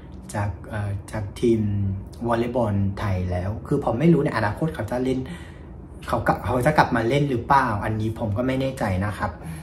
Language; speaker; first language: Thai; non-native, fluent; Vietnamese